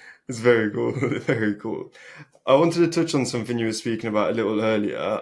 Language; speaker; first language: English; early bilingual, other home language; Albanian